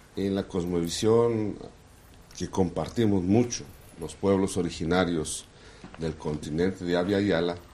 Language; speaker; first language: Spanish; non-native, local second language; Kʼicheʼ